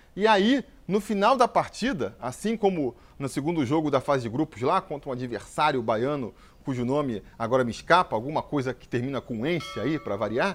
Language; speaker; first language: Portuguese; native; Portuguese